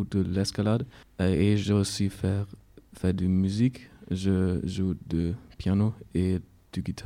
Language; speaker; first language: French; non-native, learner; German